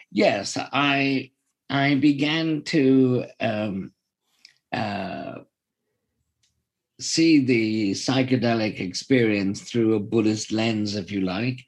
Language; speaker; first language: English; native; English